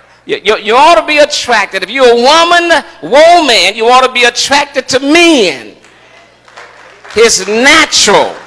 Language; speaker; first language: English; native; English